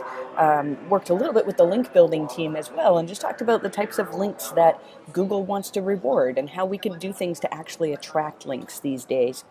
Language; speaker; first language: English; native; English